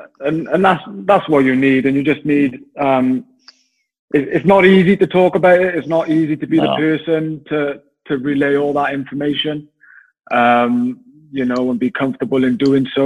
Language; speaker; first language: English; native; English